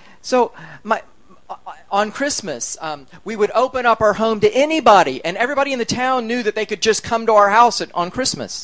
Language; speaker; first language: English; native; English